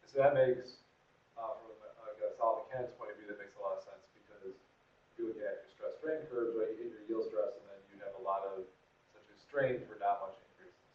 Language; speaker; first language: English; native; English